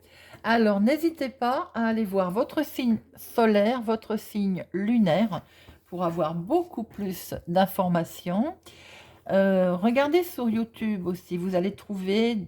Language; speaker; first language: French; native; French